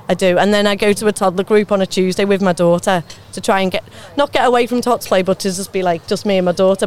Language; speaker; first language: English; native; English